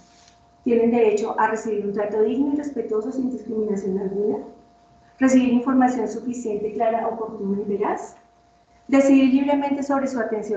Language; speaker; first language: Spanish; native; Spanish